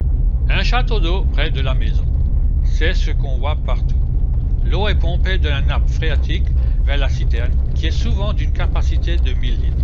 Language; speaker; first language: French; native; French